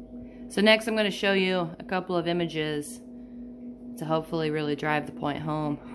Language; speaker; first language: English; native; English